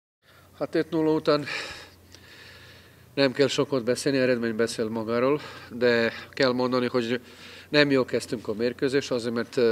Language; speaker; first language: Hungarian; non-native, fluent; Serbian